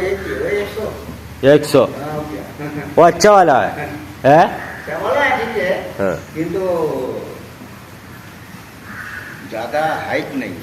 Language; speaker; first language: Hindi; non-native, local second language; Bangla